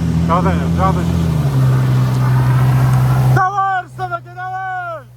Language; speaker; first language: Russian; non-native, local second language; Uzbek